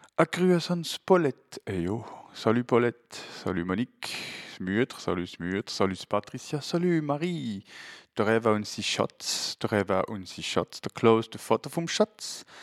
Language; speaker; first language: German; non-native, local second language; French